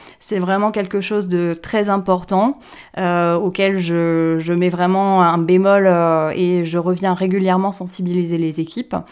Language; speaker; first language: French; native; French